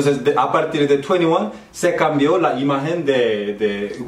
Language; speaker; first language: Spanish; non-native, fluent; Korean